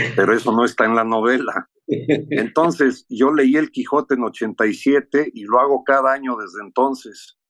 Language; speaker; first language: Spanish; early bilingual, heritage; Spanish